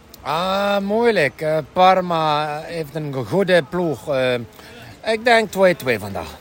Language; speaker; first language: Dutch; non-native, learner; Italian